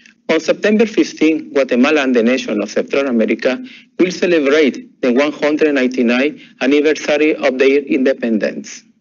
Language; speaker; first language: English; non-native, fluent; Spanish